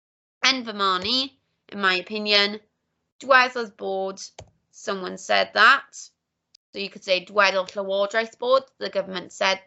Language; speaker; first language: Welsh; non-native, local second language; English